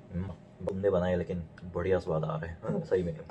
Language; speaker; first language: Hindi; non-native, fluent; Korean